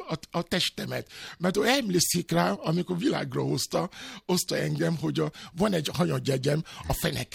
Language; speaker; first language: Hungarian; non-native, learner; Albanian